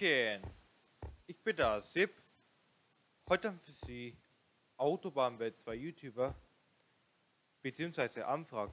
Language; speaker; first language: German; non-native, local second language; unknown